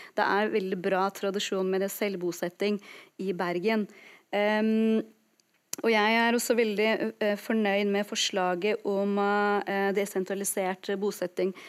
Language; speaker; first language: Norwegian; non-native, fluent; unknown